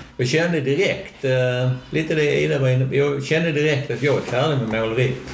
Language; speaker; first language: Swedish; native; Swedish